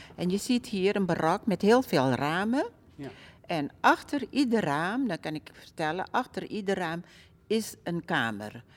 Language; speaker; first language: Dutch; early bilingual, other home language; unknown